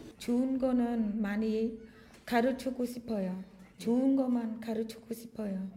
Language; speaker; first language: Korean; non-native, learner; Khmer